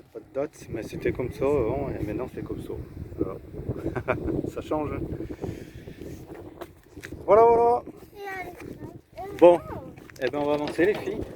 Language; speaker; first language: French; native; French